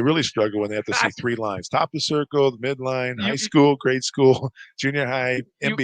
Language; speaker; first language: English; native; English